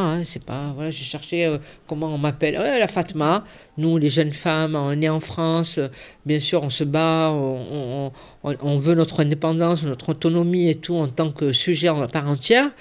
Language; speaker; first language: French; early bilingual, other home language; Arabic